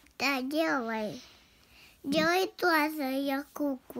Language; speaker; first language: Russian; early bilingual, heritage; Russian